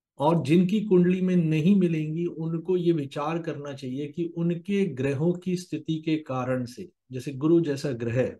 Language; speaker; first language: Hindi; native; Hindi